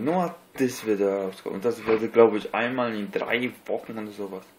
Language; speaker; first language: German; non-native, learner; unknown